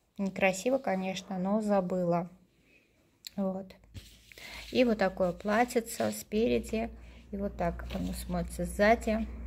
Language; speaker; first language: Russian; non-native, local second language; Armenian